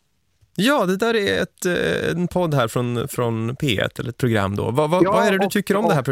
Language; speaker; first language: Swedish; native; Swedish